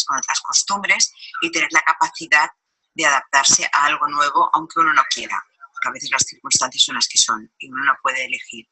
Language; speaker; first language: Spanish; native; Spanish